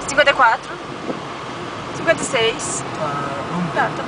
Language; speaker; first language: Portuguese; native; Portuguese